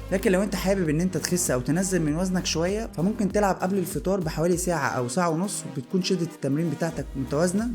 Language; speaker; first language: Arabic; native; Arabic